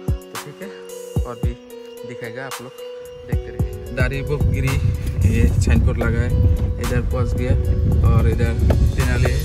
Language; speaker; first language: Hindi; non-native, local second language; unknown